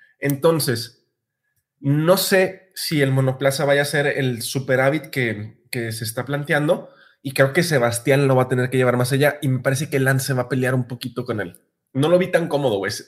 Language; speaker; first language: Spanish; native; Spanish